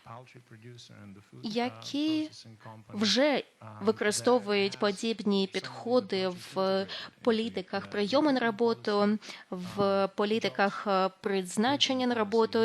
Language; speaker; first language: Ukrainian; non-native, fluent; Lithuanian